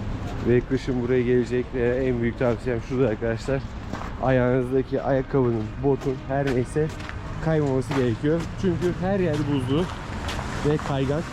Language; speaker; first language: Turkish; native; Turkish